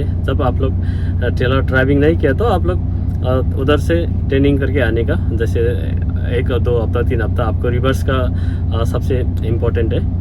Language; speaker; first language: Hindi; non-native, learner; Nepali